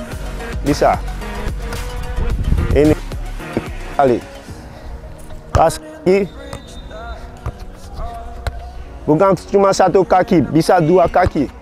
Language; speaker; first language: Indonesian; non-native, fluent; English